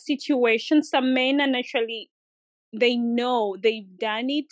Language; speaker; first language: English; non-native, local second language; Ganda